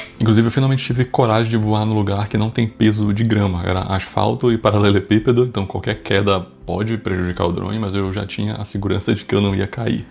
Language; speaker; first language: Portuguese; native; Portuguese